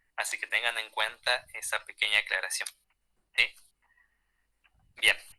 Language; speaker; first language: Spanish; native; Spanish